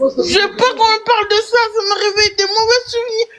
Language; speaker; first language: French; native; French